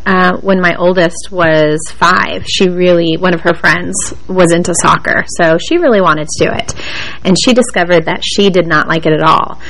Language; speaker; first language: English; native; English